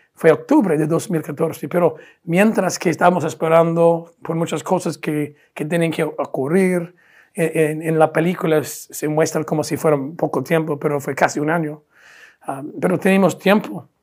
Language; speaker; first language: Spanish; non-native, fluent; English